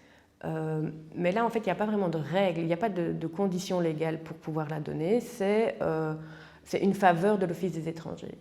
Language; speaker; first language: French; native; French